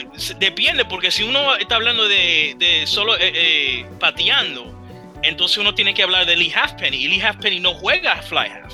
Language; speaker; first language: Spanish; early bilingual, heritage; Spanish